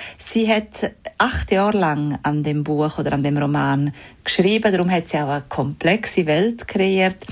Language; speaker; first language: German; native; German